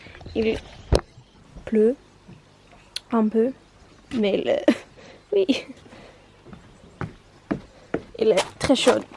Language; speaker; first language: French; non-native, learner; Norwegian